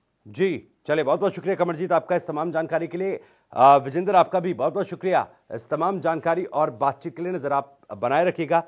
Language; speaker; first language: Hindi; native; Hindi